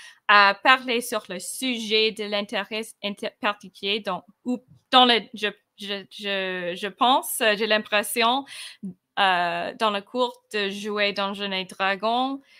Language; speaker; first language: French; non-native, fluent; English